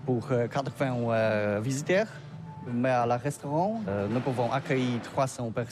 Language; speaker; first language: French; non-native, learner; Polish